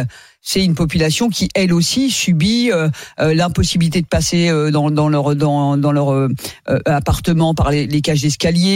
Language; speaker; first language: French; native; French